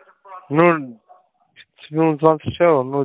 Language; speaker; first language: German; non-native, learner; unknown